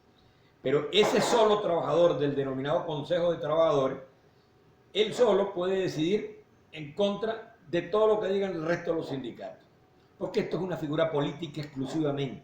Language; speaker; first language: Spanish; native; Spanish